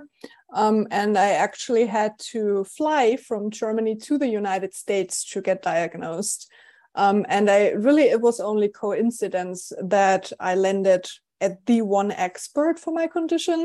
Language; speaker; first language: English; non-native, fluent; German